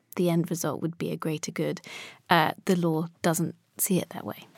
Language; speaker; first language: English; early bilingual, other home language; Polish